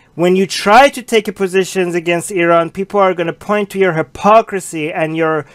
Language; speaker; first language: English; native; English